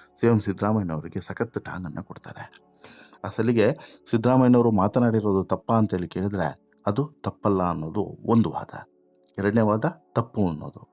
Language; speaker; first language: Kannada; native; Kannada